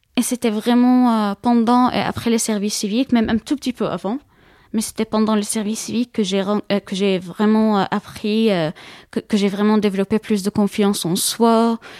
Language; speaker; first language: French; non-native, fluent; Arabic